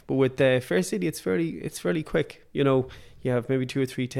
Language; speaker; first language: English; native; English